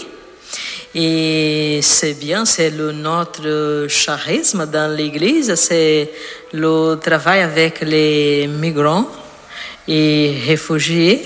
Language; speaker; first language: French; non-native, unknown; Portuguese